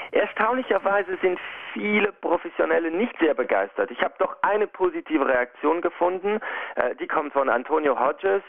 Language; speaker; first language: German; non-native, local second language; French